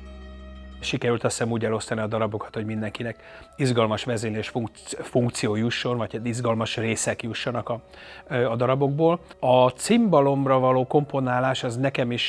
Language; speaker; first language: Hungarian; native; Hungarian